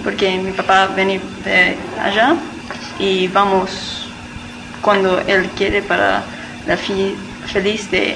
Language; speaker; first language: Spanish; non-native, learner; English